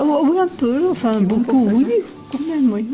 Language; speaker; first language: French; non-native, learner; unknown